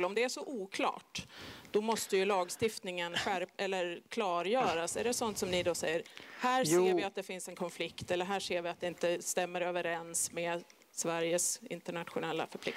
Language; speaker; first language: Swedish; native; Swedish